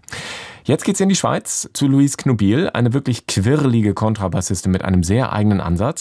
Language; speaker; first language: German; native; German